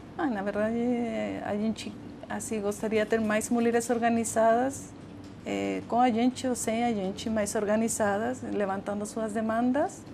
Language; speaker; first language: Portuguese; non-native, fluent; Spanish